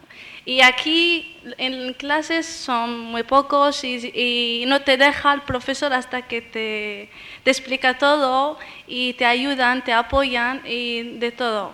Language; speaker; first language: Spanish; non-native, fluent; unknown